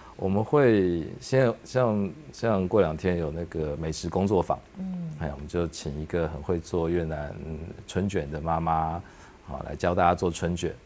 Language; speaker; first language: Chinese; native; Chinese